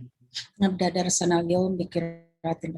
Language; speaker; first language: Arabic; non-native, fluent; Indonesian